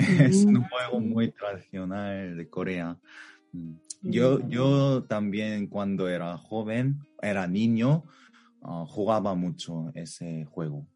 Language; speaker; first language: Spanish; non-native, fluent; Korean